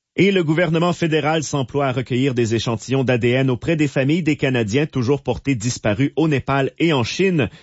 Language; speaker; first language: French; native; French